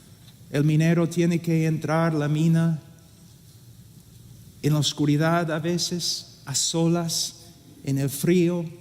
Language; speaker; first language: Spanish; non-native, fluent; English